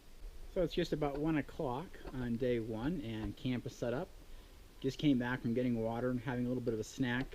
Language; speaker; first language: English; native; English